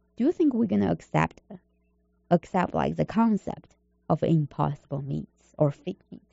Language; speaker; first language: English; non-native, learner; Chinese